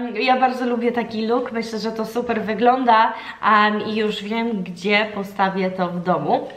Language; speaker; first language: Polish; early bilingual, heritage; Polish